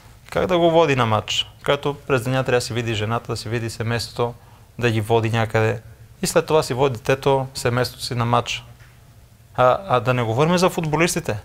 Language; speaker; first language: Bulgarian; non-native, fluent; Greek